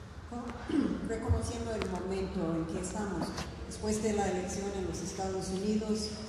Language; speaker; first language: Spanish; non-native, fluent; English